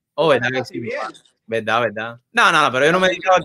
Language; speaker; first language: Spanish; native; Spanish